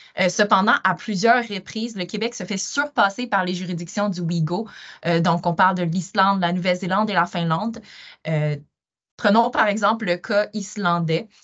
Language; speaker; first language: French; native; French